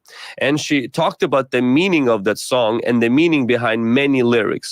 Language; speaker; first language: English; native; English